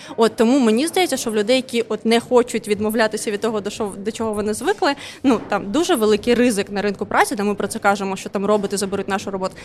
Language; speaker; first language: Ukrainian; non-native, local second language; Russian